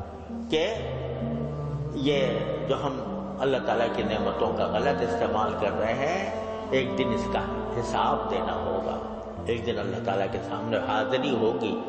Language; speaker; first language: Urdu; native; Urdu